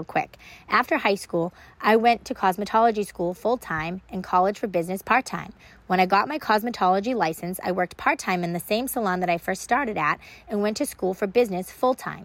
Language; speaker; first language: English; native; English